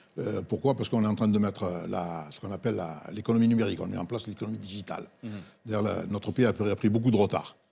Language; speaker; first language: French; non-native, local second language; Arabic